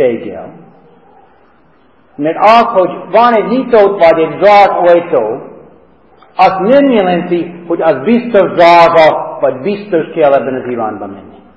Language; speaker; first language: Hungarian; non-native, learner; English